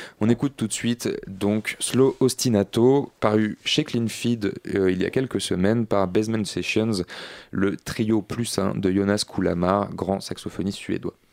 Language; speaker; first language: French; native; French